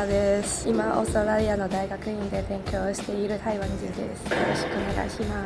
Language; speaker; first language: Japanese; non-native, learner; Chinese